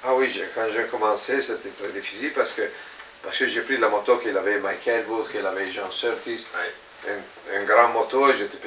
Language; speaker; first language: French; non-native, fluent; Italian